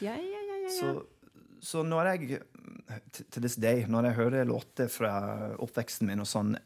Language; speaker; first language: Norwegian; non-native, fluent; English